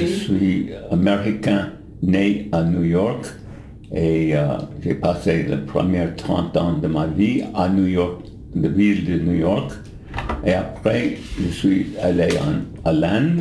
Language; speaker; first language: French; non-native, fluent; English